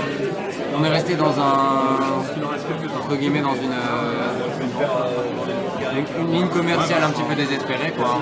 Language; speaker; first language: French; native; French